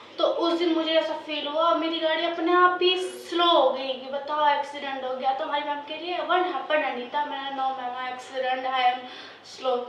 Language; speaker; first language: Hindi; native; Hindi